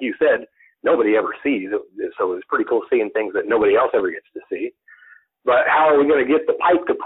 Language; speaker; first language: English; native; English